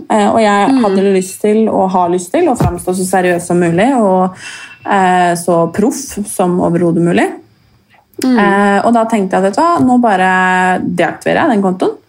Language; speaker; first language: Norwegian; native; Norwegian